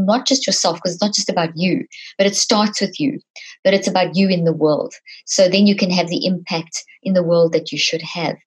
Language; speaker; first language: English; native; English